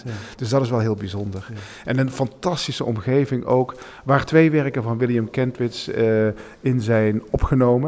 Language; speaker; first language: Dutch; native; Dutch